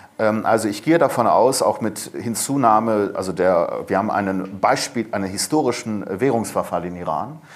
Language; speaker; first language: German; early bilingual, other home language; Persian